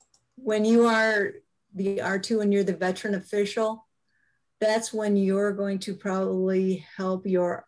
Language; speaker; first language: English; native; English